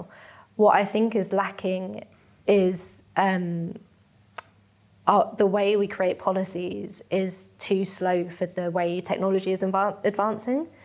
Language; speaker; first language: English; native; English